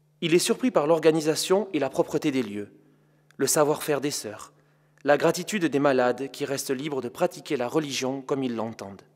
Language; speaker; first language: French; native; French